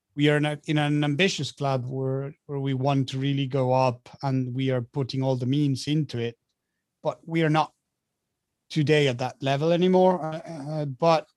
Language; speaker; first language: English; non-native, fluent; Spanish